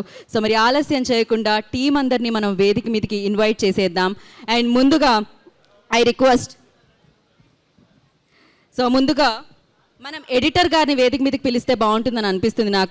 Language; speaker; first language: Telugu; native; Telugu